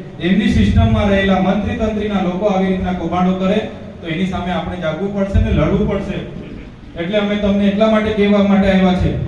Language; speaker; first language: Gujarati; non-native, local second language; Vasavi